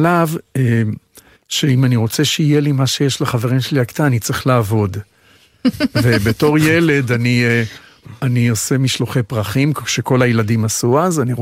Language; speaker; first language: Hebrew; native; Hebrew